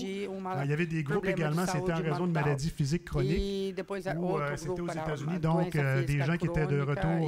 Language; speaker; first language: French; native; French